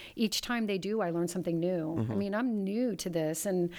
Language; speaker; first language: English; early bilingual, other home language; Italian